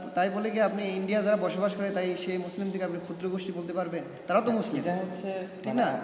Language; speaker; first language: Bangla; non-native, local second language; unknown